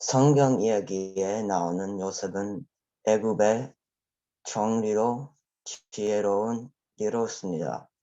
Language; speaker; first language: Korean; early bilingual, heritage; Korean